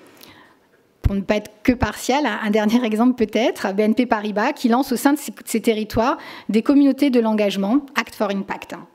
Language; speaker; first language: French; native; French